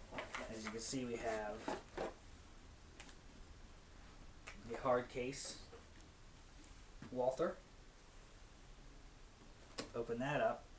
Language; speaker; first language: English; native; English